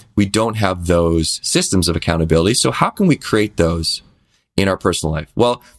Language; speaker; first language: English; native; English